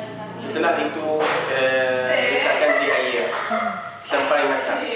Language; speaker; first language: Indonesian; non-native, learner; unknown